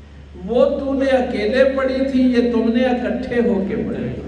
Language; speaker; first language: Urdu; native; Urdu